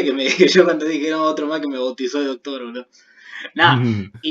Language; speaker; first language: Spanish; native; Spanish